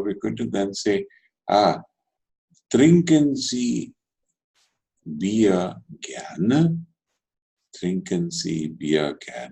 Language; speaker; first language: German; non-native, fluent; Telugu